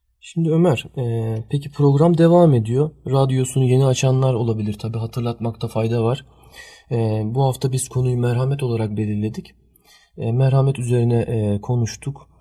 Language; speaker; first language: Turkish; early bilingual, heritage; Turkish